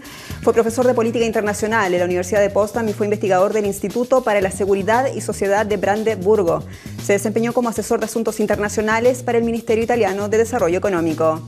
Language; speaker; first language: Spanish; native; Spanish